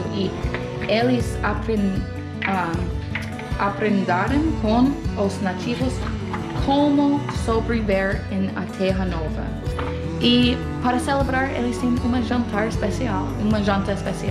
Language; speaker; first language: Portuguese; non-native, learner; English